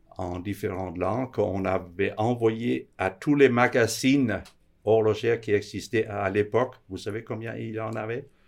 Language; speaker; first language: French; non-native, fluent; Danish